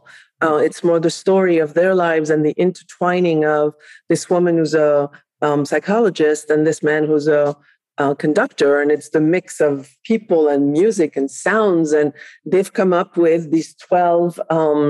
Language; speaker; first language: English; non-native, fluent; Spanish